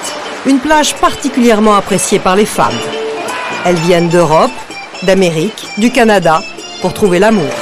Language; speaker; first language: French; native; French